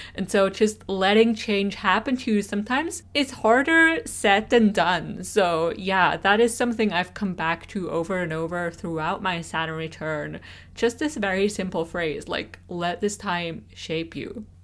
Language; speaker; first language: English; non-native, fluent; Swiss German